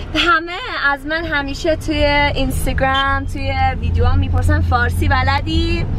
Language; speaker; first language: Persian; early bilingual, heritage; Persian